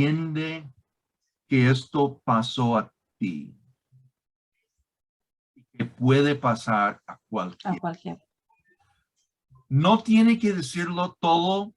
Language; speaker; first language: Spanish; non-native, fluent; English